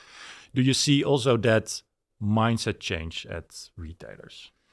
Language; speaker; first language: English; non-native, fluent; Dutch